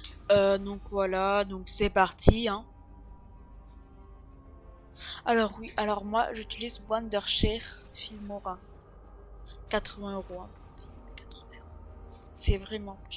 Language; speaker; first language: French; native; French